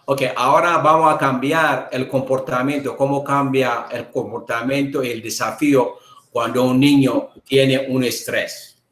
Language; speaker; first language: Spanish; non-native, learner; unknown